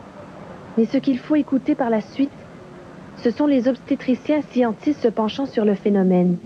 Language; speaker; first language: French; native; French